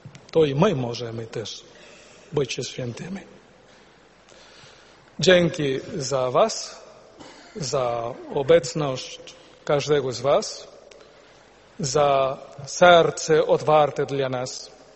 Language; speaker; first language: Polish; non-native, learner; Spanish